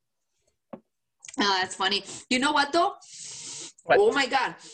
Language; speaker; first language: English; non-native, fluent; Spanish